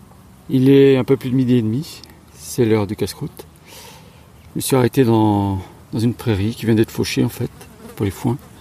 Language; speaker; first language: French; native; French